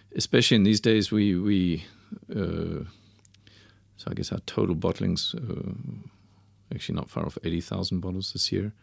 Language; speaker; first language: English; native; English